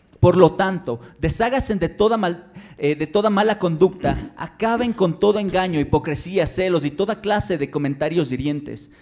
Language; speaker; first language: Spanish; native; Spanish